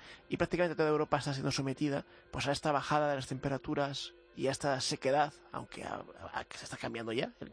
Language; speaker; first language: Spanish; native; Spanish